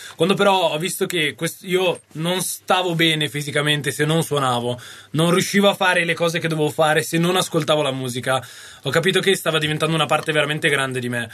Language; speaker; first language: Italian; native; Italian